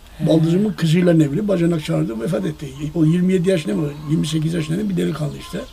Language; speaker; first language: Turkish; native; Turkish